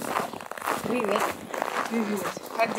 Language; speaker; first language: Russian; non-native, local second language; Korean